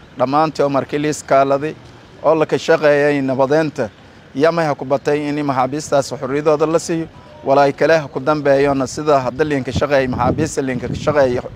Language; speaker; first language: Somali; non-native, local second language; Maay